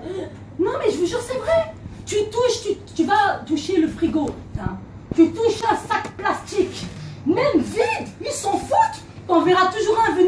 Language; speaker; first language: French; native; French